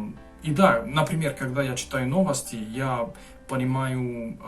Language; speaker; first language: Russian; non-native, fluent; Hungarian